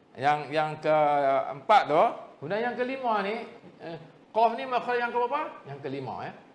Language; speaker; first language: Malay; native; Malay